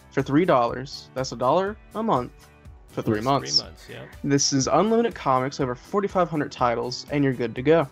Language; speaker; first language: English; native; English